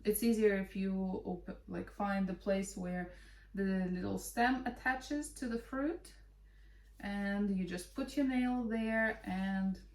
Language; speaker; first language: English; non-native, fluent; Russian